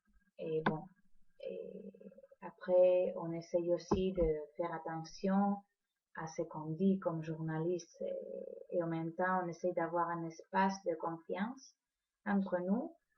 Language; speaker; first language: French; non-native, fluent; Spanish